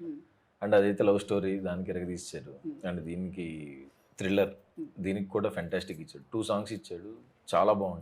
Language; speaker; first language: Telugu; native; Telugu